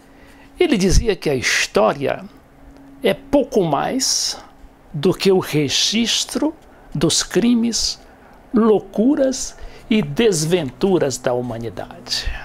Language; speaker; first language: Portuguese; native; Portuguese